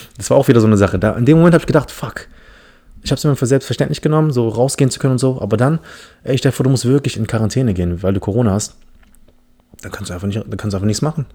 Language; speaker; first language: German; early bilingual, other home language; English